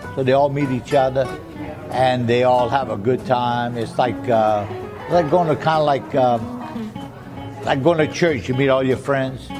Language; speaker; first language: English; early bilingual, other home language; French